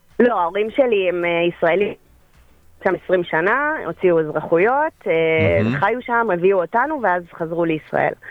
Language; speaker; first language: Hebrew; early bilingual, other home language; English